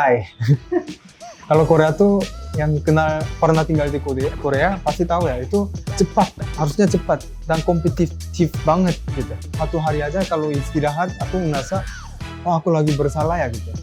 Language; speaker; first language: Indonesian; early bilingual, other home language; Korean